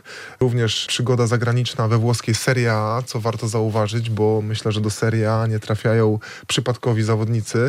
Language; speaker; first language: Polish; native; Polish